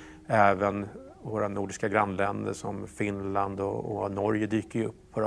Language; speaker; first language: Swedish; native; Swedish